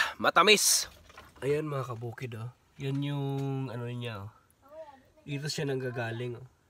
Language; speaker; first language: Filipino; non-native, local second language; Cebuano